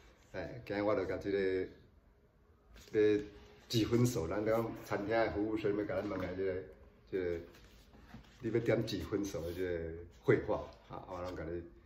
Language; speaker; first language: Chinese; non-native, local second language; Min Nan Chinese